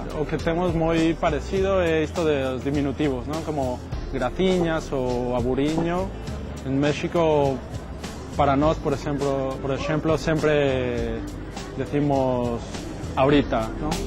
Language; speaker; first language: Galician; non-native, learner; Spanish